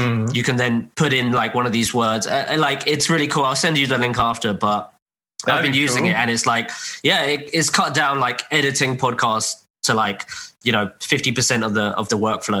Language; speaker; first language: English; non-native, local second language; Cantonese